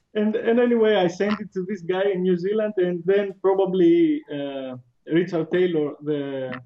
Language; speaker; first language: English; non-native, fluent; Greek